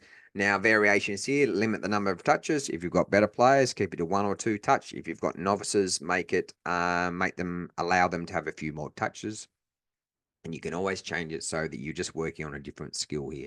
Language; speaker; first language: English; native; English